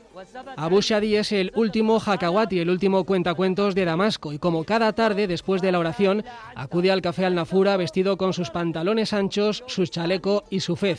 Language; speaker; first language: Spanish; native; Spanish